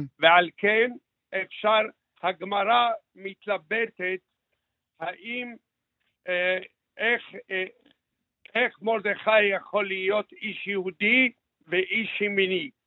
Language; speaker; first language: Hebrew; early bilingual, other home language; Arabic